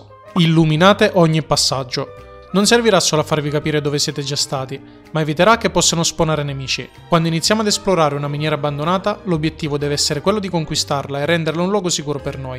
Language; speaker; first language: Italian; native; Italian